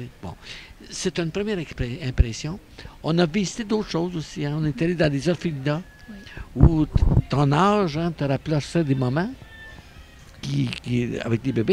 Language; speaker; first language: French; native; French